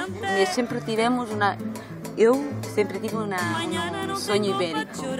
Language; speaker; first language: Spanish; non-native, learner; Portuguese